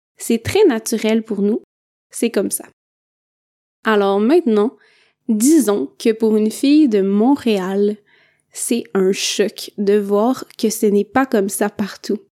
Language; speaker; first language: French; native; French